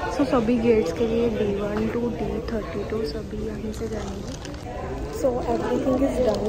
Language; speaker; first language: Hindi; non-native, local second language; Punjabi